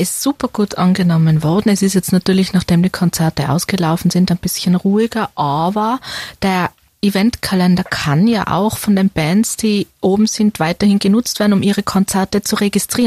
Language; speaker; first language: German; native; German